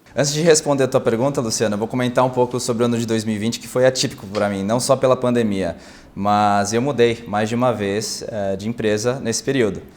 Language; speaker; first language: Portuguese; native; Portuguese